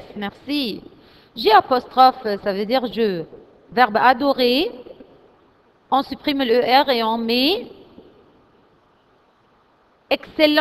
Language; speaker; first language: French; non-native, fluent; Arabic